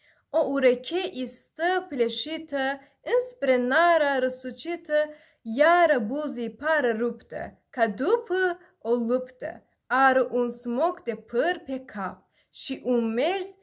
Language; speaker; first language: Romanian; non-native, learner; Azerbaijani